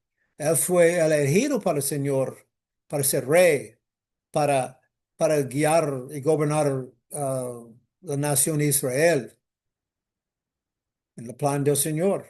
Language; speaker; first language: Spanish; non-native, fluent; English